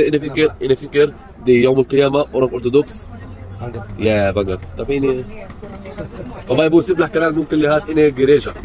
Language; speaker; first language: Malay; non-native, learner; Arabic